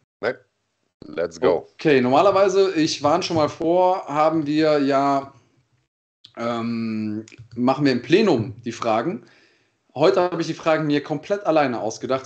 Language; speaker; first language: German; native; German